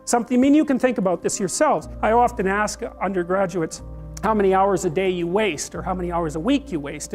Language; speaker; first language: English; native; English